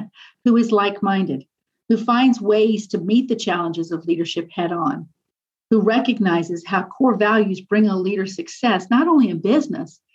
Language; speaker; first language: English; native; English